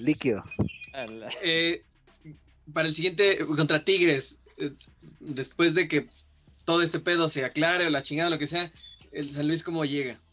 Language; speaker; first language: Spanish; native; Spanish